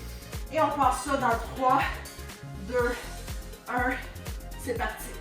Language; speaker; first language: French; native; French